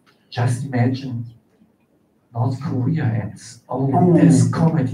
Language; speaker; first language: English; non-native, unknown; German